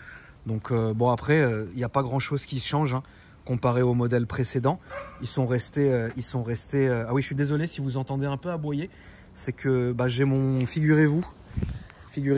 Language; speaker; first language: French; native; French